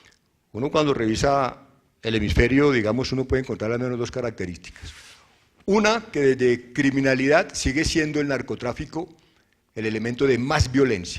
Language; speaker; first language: Spanish; native; Spanish